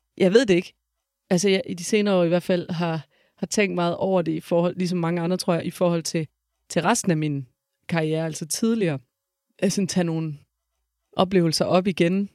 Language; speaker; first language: Danish; native; Danish